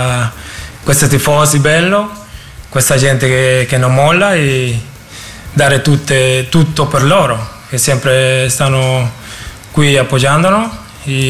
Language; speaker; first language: Italian; non-native, learner; Spanish